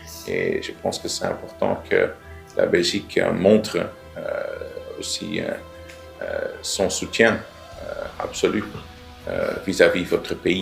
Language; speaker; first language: French; non-native, local second language; Dutch